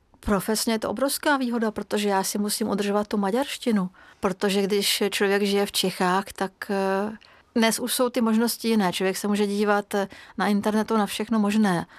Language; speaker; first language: Czech; non-native, fluent; Hungarian